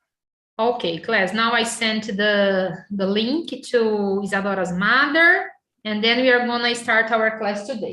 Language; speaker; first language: English; non-native, fluent; Portuguese